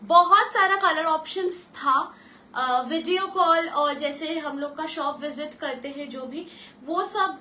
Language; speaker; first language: Hindi; non-native, local second language; Bangla